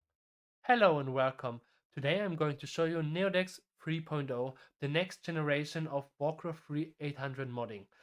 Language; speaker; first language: English; non-native, fluent; German